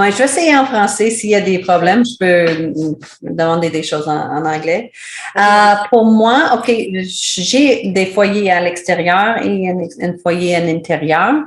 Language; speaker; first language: French; non-native, learner; English